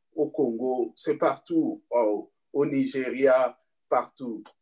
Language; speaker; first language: French; non-native, local second language; Lingala